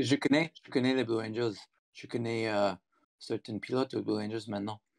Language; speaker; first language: French; non-native, fluent; English